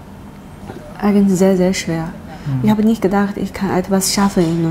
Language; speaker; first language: German; non-native, learner; Chinese